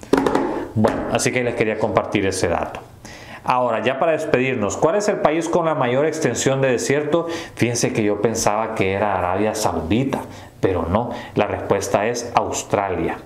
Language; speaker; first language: Spanish; native; Spanish